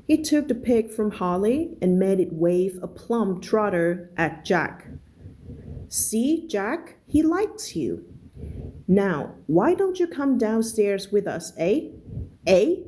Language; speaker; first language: English; non-native, fluent; Thai